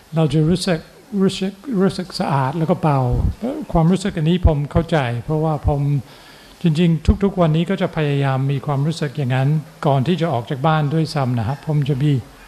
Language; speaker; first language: Thai; non-native, fluent; English